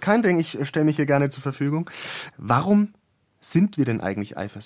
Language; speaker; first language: German; native; German